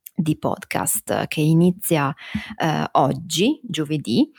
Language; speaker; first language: Italian; native; Italian